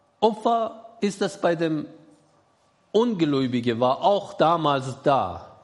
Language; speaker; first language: German; non-native, learner; Persian